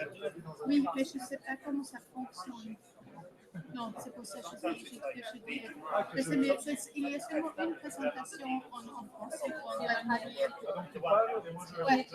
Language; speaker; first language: French; non-native, learner; Ukrainian